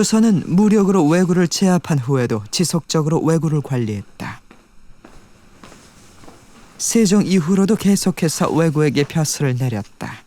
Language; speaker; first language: Korean; native; Korean